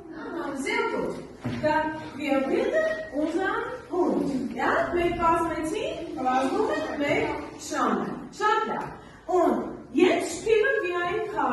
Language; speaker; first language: German; non-native, learner; Armenian